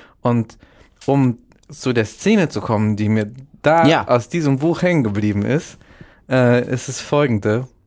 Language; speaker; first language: German; early bilingual, other home language; Russian